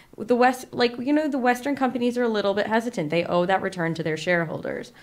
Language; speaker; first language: English; native; English